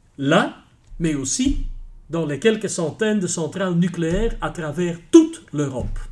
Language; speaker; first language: French; non-native, local second language; Dutch